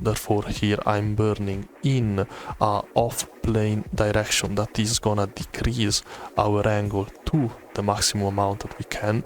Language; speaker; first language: English; non-native, fluent; Italian